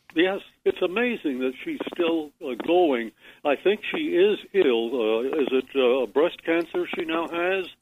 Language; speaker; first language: English; native; English